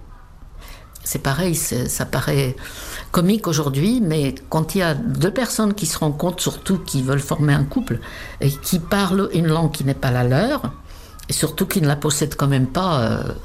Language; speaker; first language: French; non-native, fluent; Czech